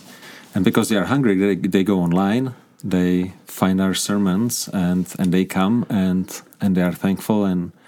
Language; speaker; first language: English; non-native, fluent; Czech